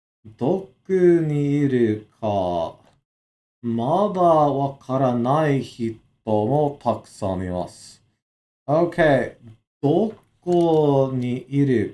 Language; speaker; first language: Japanese; non-native, learner; English